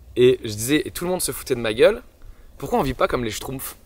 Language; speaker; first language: French; native; French